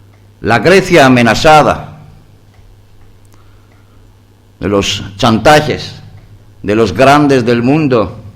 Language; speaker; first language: Spanish; non-native, learner; Greek